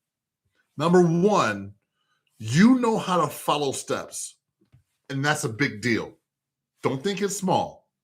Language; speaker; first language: English; native; English